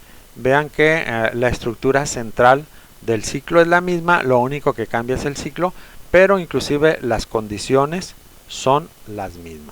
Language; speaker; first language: Spanish; native; Spanish